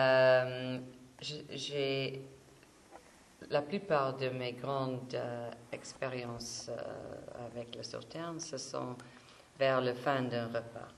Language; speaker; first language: French; non-native, fluent; English